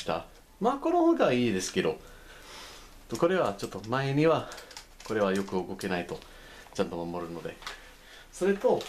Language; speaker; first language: Japanese; non-native, learner; English